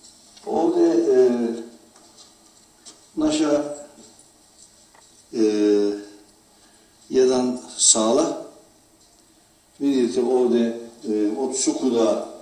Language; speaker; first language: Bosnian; early bilingual, heritage; Turkish